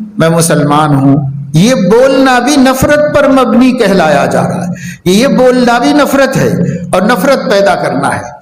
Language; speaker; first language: Urdu; native; Urdu